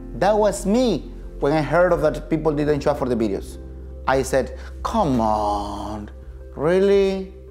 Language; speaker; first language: English; non-native, fluent; Spanish